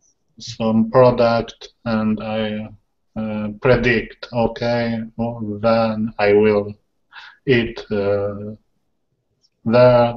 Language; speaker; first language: English; non-native, learner; Polish